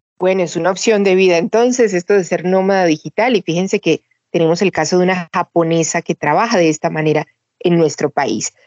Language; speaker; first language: Spanish; native; Spanish